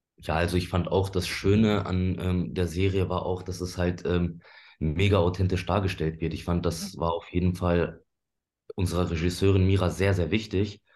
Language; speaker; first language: German; early bilingual, other home language; Persian